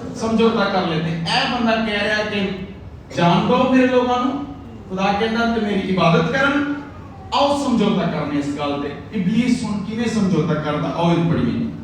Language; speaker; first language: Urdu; non-native, local second language; Punjabi